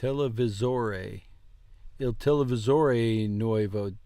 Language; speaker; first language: Italian; non-native, learner; English